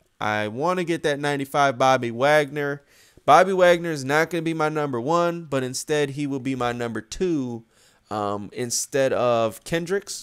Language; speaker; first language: English; native; English